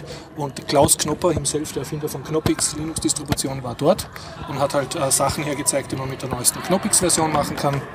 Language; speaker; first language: German; native; German